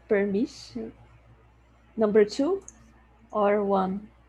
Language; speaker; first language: English; non-native, learner; Portuguese